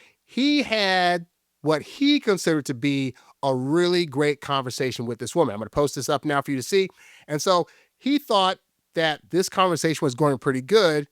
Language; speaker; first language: English; native; English